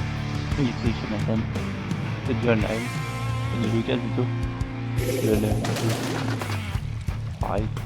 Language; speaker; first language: French; native; French